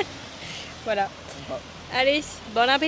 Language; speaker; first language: French; native; French